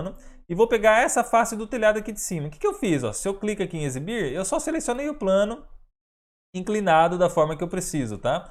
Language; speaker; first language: Portuguese; native; Portuguese